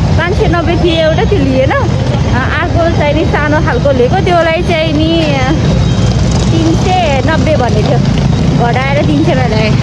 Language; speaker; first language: Nepali; non-native, local second language; Gurung